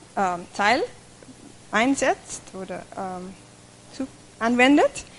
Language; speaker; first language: German; non-native, fluent; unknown